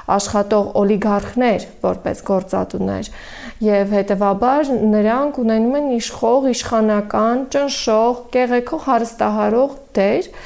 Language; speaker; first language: Armenian; native; Armenian